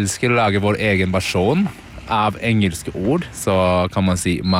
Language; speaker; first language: Norwegian; non-native, fluent; Japanese